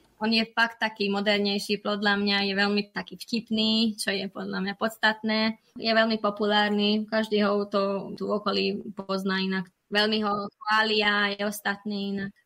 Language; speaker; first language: Slovak; non-native, local second language; Hungarian